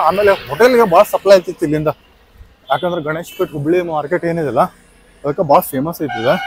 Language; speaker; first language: Kannada; native; Kannada